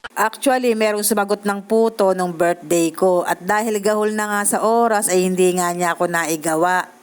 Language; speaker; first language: Filipino; native; Filipino